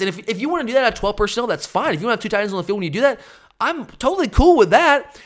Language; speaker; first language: English; native; English